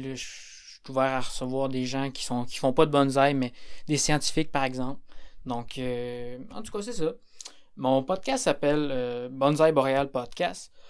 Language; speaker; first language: French; native; French